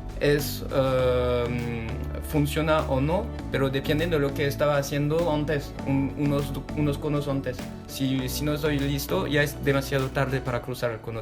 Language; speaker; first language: Spanish; non-native, fluent; French